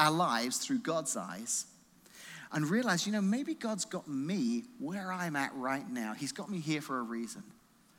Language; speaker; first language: English; native; English